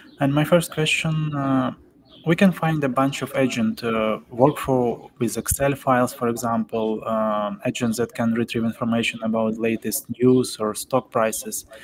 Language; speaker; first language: English; non-native, fluent; Ukrainian